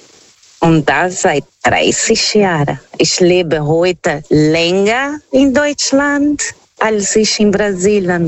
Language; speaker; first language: German; non-native, learner; Portuguese